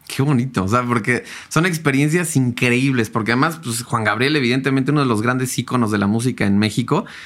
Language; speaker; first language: Spanish; native; Spanish